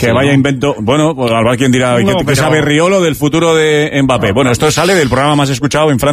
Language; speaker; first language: Spanish; native; Spanish